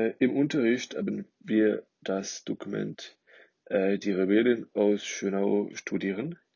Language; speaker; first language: German; non-native, learner; French